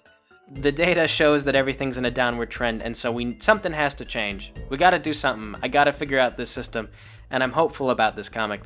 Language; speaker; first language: English; native; English